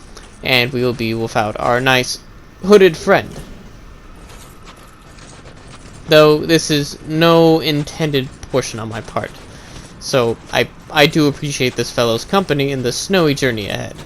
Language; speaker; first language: English; native; English